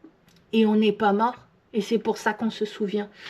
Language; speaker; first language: French; native; French